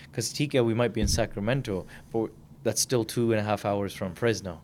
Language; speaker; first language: English; early bilingual, other home language; Punjabi